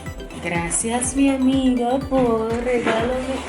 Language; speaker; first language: Spanish; non-native, learner; English